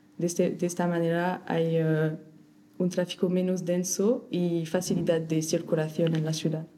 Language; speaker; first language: Spanish; non-native, fluent; French